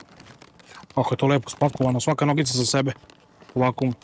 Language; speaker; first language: Bosnian; native; Bosnian